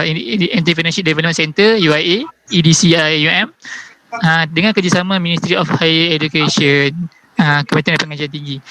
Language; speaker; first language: Malay; native; Malay